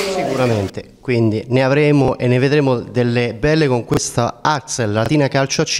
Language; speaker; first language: Italian; native; Italian